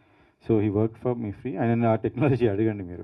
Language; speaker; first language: Telugu; native; Telugu